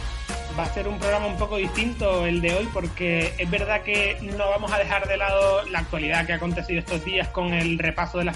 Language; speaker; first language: Spanish; native; Spanish